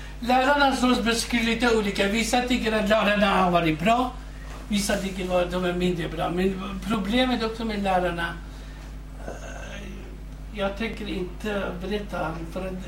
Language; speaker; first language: Swedish; non-native, fluent; Kurdish